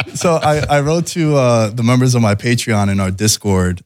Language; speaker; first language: English; early bilingual, other home language; Greek